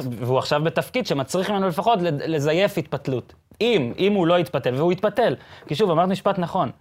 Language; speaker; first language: Hebrew; native; Hebrew